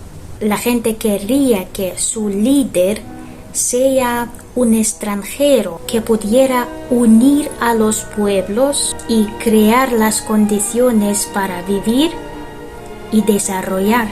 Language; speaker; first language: Spanish; non-native, fluent; Russian